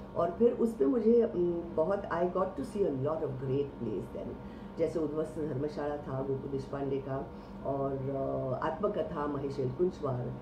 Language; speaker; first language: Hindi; non-native, local second language; Marathi